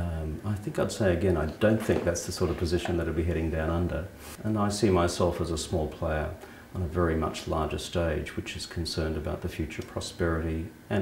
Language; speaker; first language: English; native; English